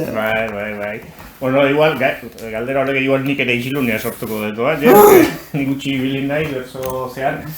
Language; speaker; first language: Basque; native; Basque